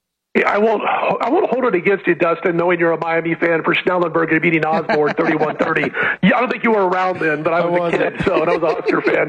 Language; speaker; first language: English; native; English